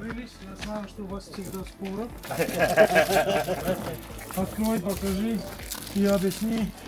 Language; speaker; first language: Russian; non-native, fluent; Estonian